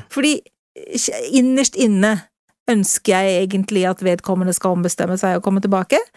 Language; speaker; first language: Norwegian; native; Norwegian